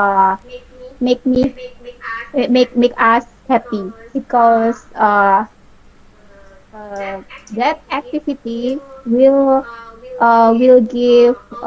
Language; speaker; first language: English; non-native, learner; Indonesian